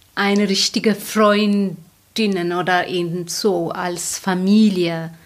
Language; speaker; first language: German; non-native, learner; Tigrinya